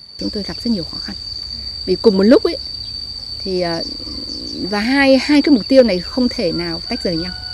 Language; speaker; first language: Vietnamese; native; Vietnamese